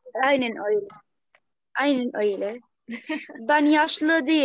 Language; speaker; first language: Turkish; non-native, learner; Arabic